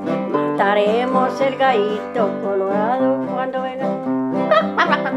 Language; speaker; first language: Spanish; native; Spanish